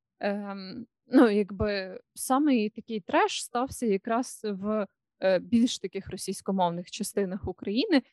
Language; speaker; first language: Ukrainian; non-native, local second language; Russian